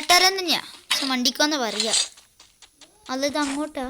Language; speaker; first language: Malayalam; native; Malayalam